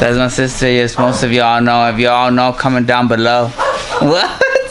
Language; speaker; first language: English; early bilingual, other home language; Spanish